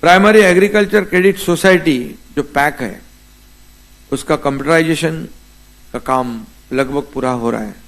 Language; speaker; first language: Hindi; non-native, local second language; Marathi